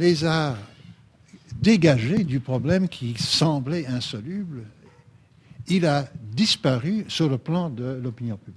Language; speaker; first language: French; native; French